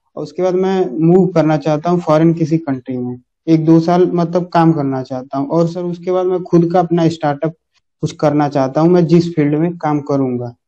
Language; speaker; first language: Hindi; native; Hindi